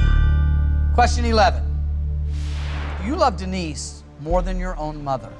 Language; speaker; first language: English; native; English